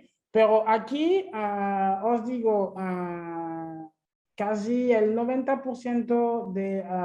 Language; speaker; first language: Spanish; non-native, fluent; French